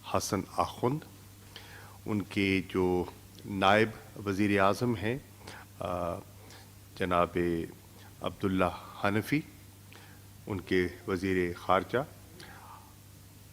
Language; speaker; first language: Urdu; non-native, local second language; Saraiki